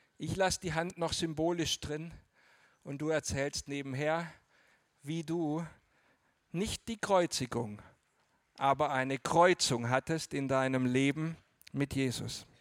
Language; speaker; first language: German; native; German